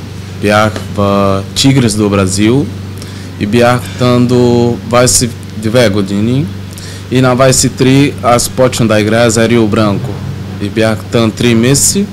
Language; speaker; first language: Bulgarian; non-native, learner; Portuguese